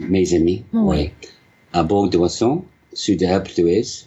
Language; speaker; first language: French; non-native, learner; English